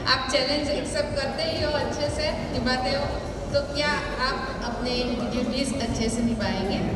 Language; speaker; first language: Hindi; non-native, local second language; Gujarati